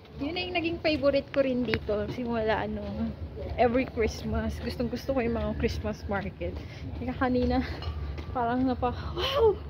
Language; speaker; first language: Filipino; native; Filipino